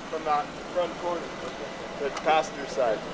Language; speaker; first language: English; native; English